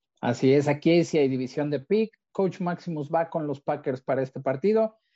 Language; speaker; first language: Spanish; native; Spanish